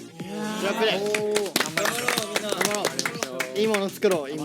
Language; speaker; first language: Japanese; native; Japanese